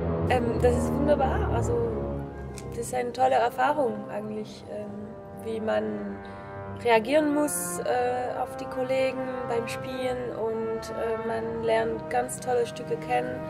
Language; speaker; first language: German; non-native, fluent; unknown